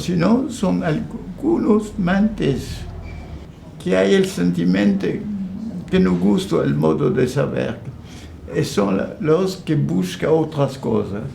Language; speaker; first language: Spanish; non-native, fluent; French